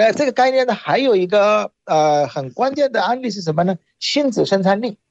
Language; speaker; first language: Chinese; non-native, fluent; Bangla